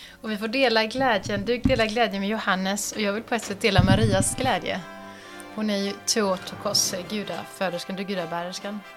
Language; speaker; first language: Swedish; native; Swedish